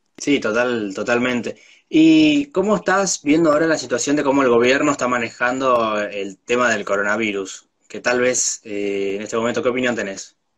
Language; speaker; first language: Spanish; native; Spanish